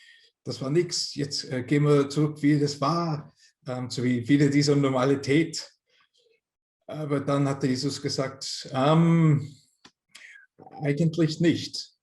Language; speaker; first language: German; non-native, fluent; English